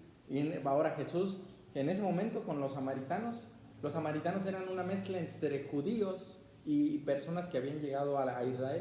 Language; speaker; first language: Spanish; native; Spanish